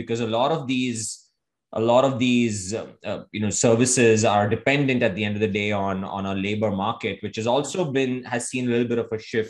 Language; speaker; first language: English; non-native, local second language; Hindi